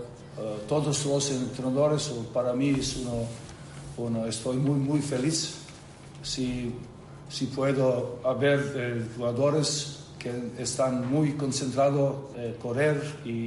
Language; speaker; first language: Spanish; non-native, learner; Serbian